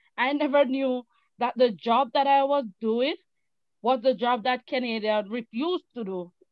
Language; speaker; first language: English; native; English